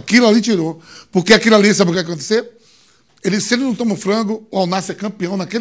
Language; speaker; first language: Portuguese; native; Portuguese